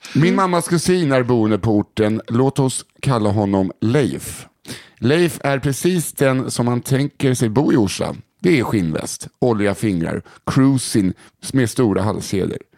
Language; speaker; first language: Swedish; native; Swedish